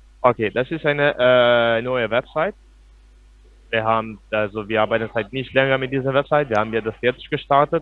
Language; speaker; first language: German; non-native, fluent; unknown